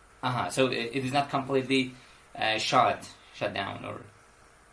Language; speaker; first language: English; non-native, fluent; Persian